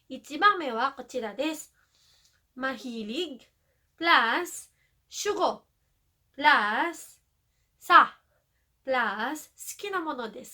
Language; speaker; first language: Japanese; non-native, fluent; Filipino